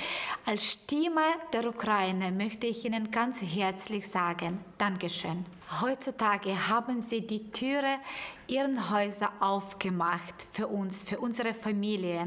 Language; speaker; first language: German; non-native, fluent; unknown